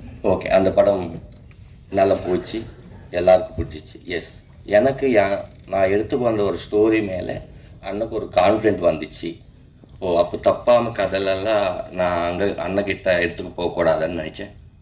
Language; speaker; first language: Tamil; non-native, local second language; Telugu